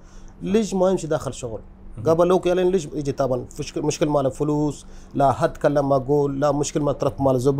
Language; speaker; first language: Arabic; non-native, learner; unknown